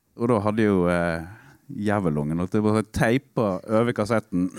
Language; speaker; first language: Norwegian; native; Norwegian